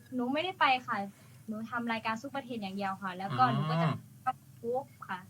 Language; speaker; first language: Thai; native; Thai